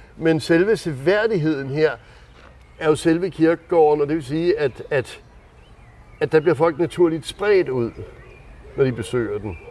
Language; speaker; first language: Danish; native; Danish